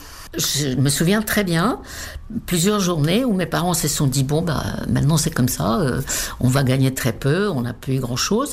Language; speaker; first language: French; non-native, fluent; Czech